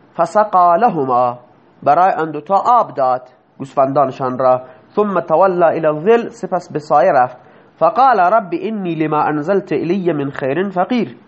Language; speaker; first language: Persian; non-native, local second language; Baluchi